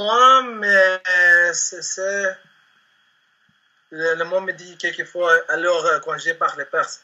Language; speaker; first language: French; non-native, learner; Spanish